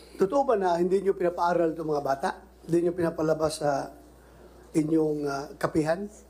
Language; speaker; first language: Filipino; non-native, local second language; Cebuano